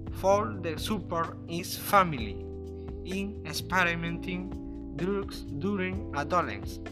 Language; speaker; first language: English; non-native, learner; Spanish